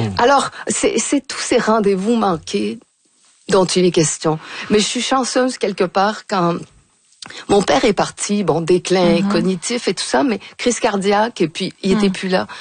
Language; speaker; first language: French; native; French